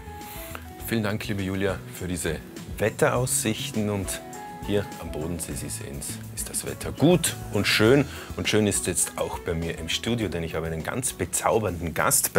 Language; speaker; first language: German; native; German